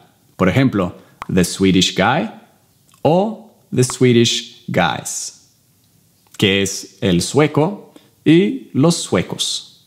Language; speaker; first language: Spanish; non-native, fluent; English